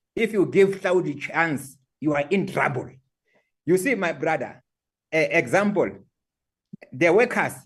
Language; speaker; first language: English; non-native, local second language; Southern Sotho